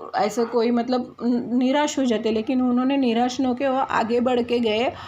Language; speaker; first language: Hindi; non-native, local second language; Marathi